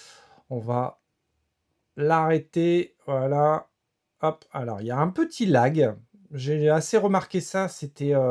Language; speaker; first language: French; native; French